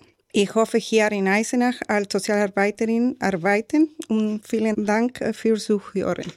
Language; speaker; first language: German; non-native, learner; Spanish